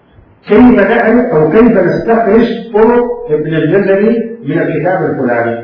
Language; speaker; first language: Arabic; native; Arabic